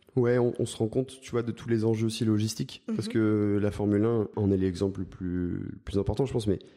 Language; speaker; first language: French; native; French